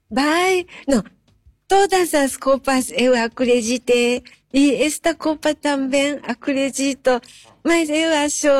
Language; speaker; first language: Portuguese; non-native, learner; Japanese